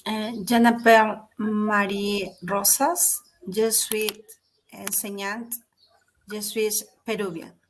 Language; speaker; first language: French; non-native, learner; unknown